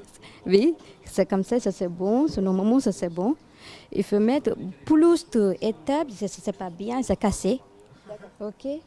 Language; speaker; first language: French; non-native, learner; Tamil